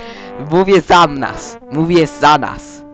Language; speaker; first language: Polish; early bilingual, heritage; Polish